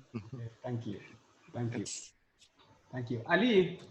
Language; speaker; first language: English; non-native, learner; Arabic